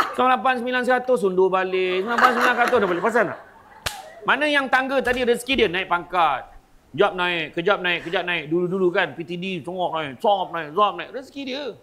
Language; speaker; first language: Malay; native; Malay